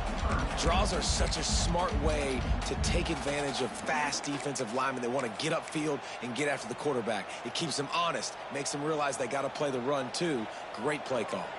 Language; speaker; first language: English; native; English